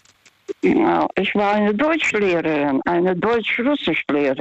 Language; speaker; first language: German; early bilingual, heritage; Russian